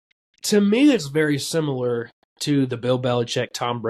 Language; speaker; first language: English; native; English